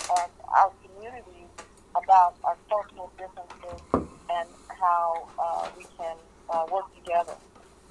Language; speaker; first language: English; early bilingual, other home language; Korean